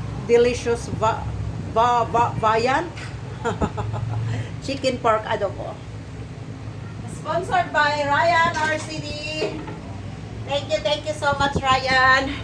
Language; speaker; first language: English; non-native, learner; Filipino